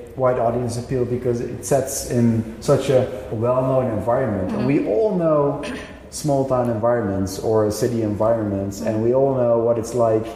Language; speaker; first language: English; non-native, fluent; Dutch